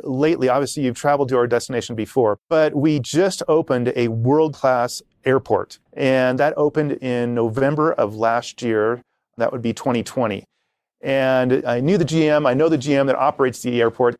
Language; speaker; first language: English; native; English